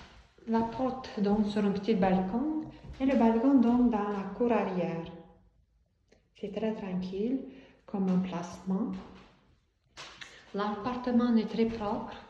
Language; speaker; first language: French; non-native, fluent; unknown